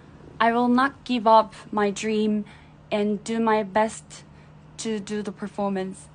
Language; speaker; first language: English; non-native, fluent; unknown